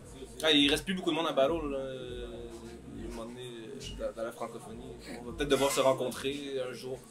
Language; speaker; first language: French; native; French